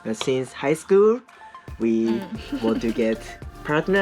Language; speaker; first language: English; non-native, learner; Japanese